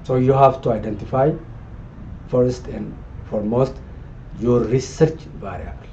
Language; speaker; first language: English; non-native, local second language; Amharic